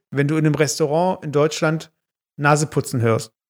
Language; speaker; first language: German; early bilingual, other home language; Turkish